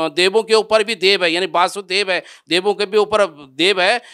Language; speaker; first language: Hindi; native; Hindi